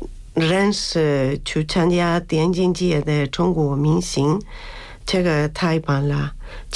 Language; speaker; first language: Chinese; non-native, fluent; Spanish